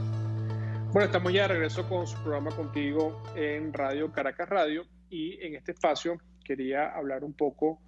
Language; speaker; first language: Spanish; native; Spanish